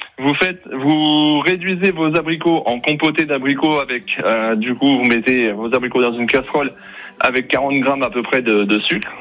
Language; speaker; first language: French; native; French